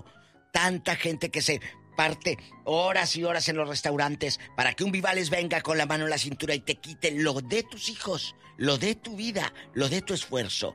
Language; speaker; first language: Spanish; native; Spanish